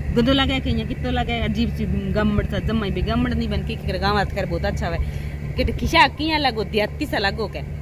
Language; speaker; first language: Hindi; native; Hindi